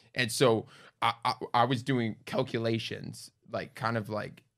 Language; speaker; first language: English; native; English